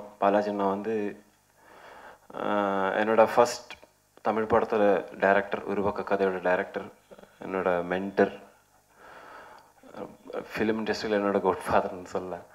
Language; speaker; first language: Tamil; non-native, learner; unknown